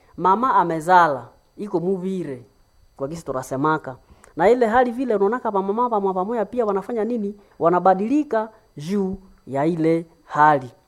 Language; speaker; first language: Swahili; non-native, local second language; Nande